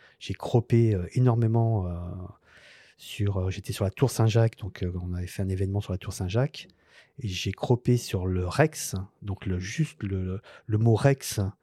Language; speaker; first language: French; native; French